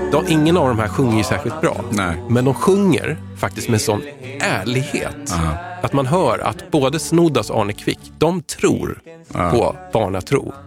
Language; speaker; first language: Swedish; native; Swedish